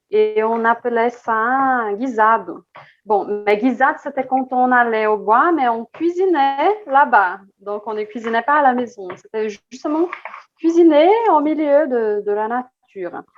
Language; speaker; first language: French; non-native, fluent; Portuguese